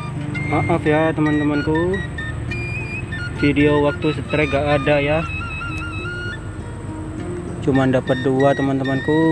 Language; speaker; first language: Indonesian; non-native, local second language; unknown